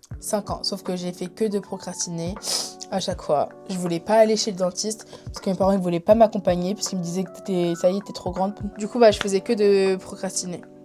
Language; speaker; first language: French; early bilingual, other home language; Spanish